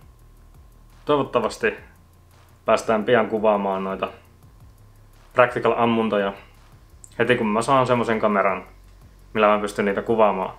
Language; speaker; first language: Finnish; native; Finnish